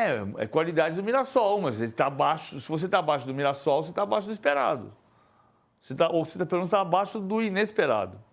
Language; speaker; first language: Portuguese; native; Portuguese